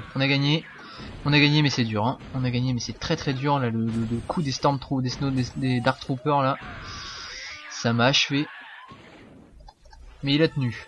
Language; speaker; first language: French; native; French